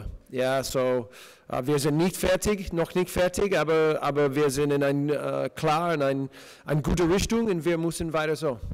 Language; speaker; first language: German; non-native, fluent; English